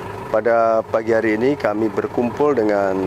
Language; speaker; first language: Indonesian; native; Indonesian